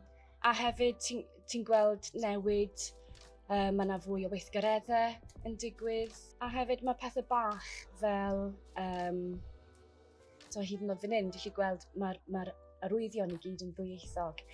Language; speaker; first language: Welsh; native; Welsh